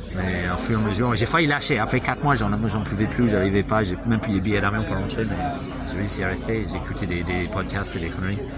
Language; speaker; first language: French; non-native, fluent; English